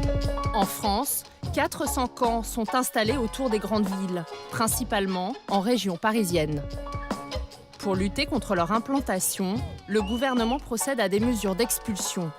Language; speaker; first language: French; native; French